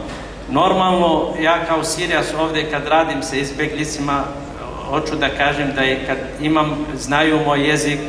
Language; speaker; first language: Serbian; non-native, fluent; Arabic